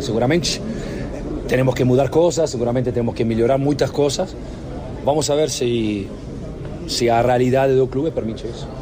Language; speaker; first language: Portuguese; non-native, fluent; Spanish